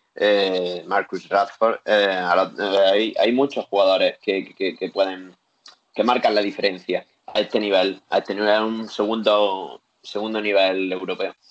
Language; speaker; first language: Spanish; native; Spanish